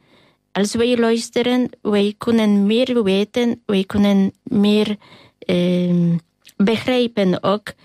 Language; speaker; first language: Dutch; non-native, learner; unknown